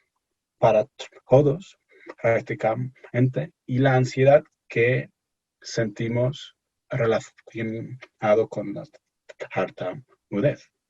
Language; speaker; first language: Spanish; non-native, fluent; English